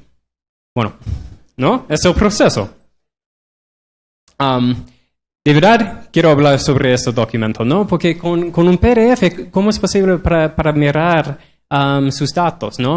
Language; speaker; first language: Spanish; non-native, learner; English